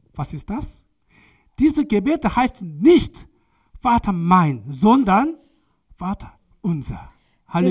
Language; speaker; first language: German; non-native, learner; Korean